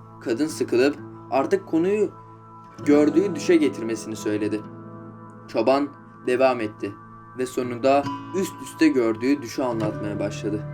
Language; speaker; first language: Turkish; native; Turkish